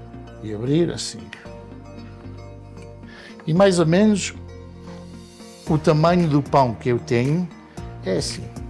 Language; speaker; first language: Portuguese; early bilingual, heritage; Portuguese